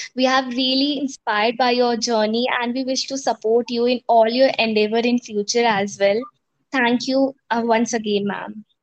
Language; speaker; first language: English; non-native, local second language; Hindi